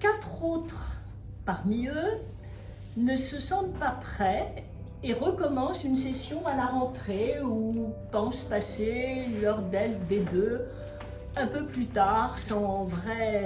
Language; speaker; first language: French; native; French